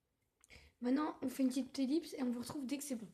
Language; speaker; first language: French; native; French